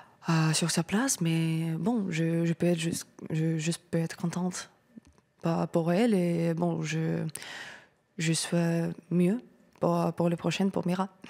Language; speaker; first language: French; non-native, learner; Russian